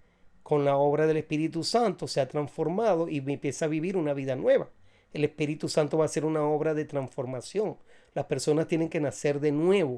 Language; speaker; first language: Spanish; native; Spanish